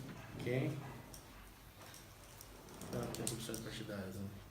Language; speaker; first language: Portuguese; native; Portuguese